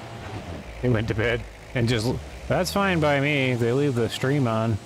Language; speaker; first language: English; native; English